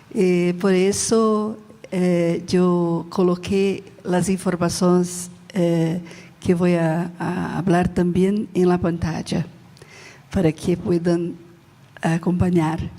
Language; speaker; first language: Spanish; non-native, learner; Portuguese